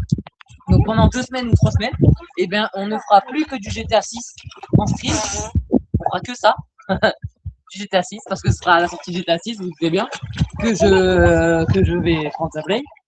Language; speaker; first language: French; native; French